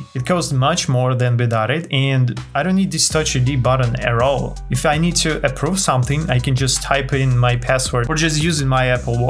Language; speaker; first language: English; non-native, fluent; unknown